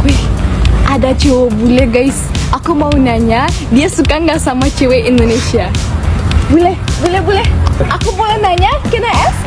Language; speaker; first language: Indonesian; non-native, learner; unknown